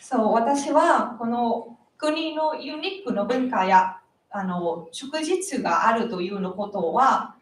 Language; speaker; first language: Japanese; non-native, learner; Vietnamese